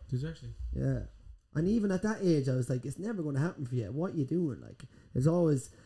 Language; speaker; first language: English; native; English